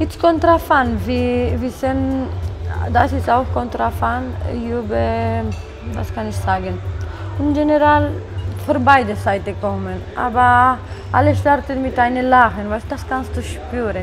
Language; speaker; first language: German; non-native, learner; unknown